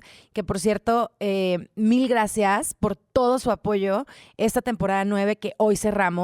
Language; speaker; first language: Spanish; native; Spanish